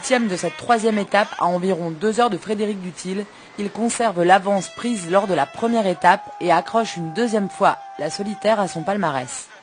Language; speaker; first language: French; native; French